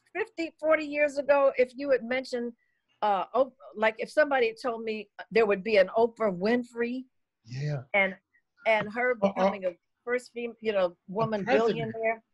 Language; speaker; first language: English; native; English